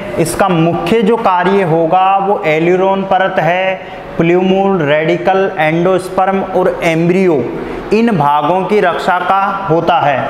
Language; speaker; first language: Hindi; native; Hindi